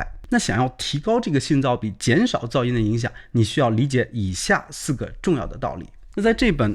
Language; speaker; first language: Chinese; native; Chinese